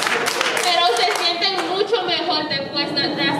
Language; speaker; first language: Spanish; early bilingual, heritage; English